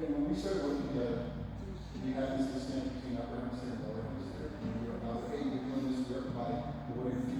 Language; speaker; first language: English; native; English